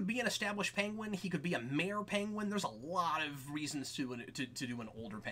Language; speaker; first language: English; native; English